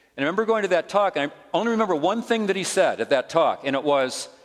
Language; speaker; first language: English; native; English